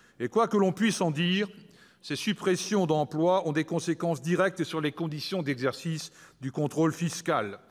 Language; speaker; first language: French; native; French